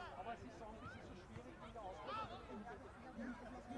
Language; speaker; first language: German; native; German